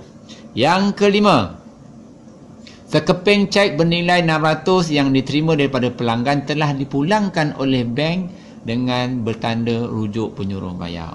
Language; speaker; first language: Malay; native; Malay